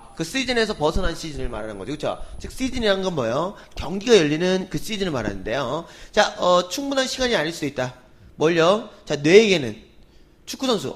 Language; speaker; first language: Korean; native; Korean